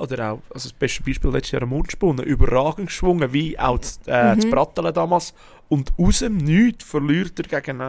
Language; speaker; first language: German; native; German